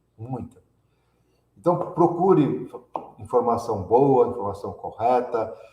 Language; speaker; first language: Portuguese; early bilingual, other home language; Italian